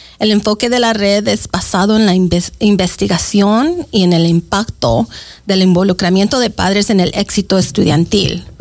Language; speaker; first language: Spanish; native; Spanish